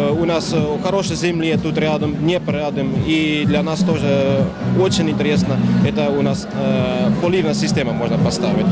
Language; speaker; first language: Russian; non-native, learner; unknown